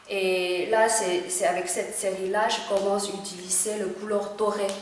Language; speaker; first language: French; non-native, fluent; Chinese